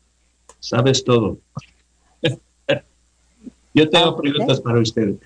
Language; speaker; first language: Spanish; non-native, learner; English